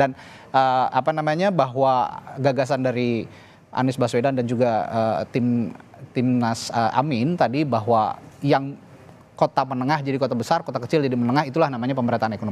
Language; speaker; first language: Indonesian; native; Indonesian